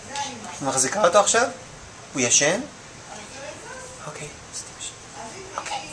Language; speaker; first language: Hebrew; native; Hebrew